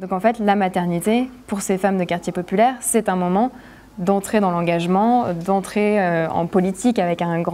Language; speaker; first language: French; native; French